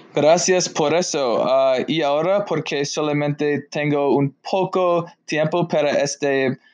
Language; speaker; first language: Spanish; non-native, learner; English